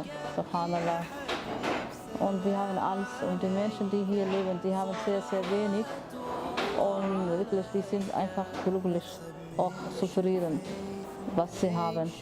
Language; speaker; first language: German; non-native, learner; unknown